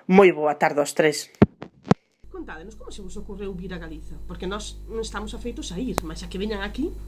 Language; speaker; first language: Galician; non-native, local second language; Spanish